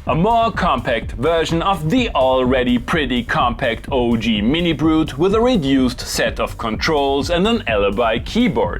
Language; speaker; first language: English; non-native, fluent; German